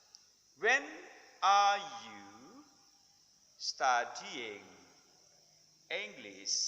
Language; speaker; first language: English; non-native, fluent; Indonesian